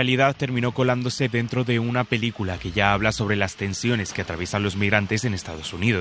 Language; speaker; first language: Spanish; native; Spanish